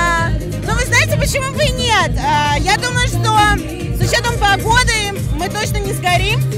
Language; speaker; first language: Russian; native; Russian